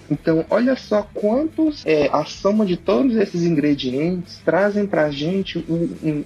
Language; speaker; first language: Portuguese; native; Portuguese